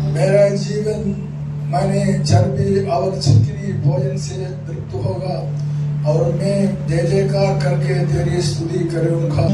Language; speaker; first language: Hindi; non-native, local second language; Malayalam